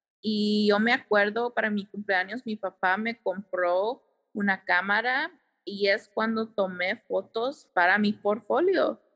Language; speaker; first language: Spanish; early bilingual, heritage; Spanish